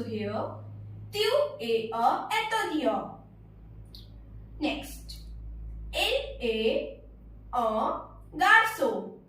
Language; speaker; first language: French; non-native, fluent; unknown